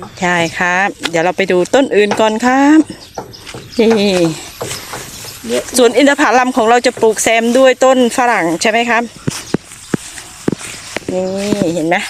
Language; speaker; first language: Thai; native; Thai